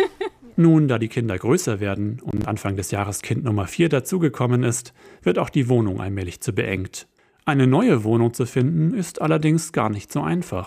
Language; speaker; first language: German; native; German